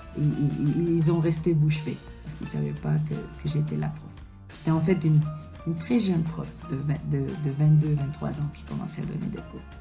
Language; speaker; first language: French; early bilingual, other home language; Spanish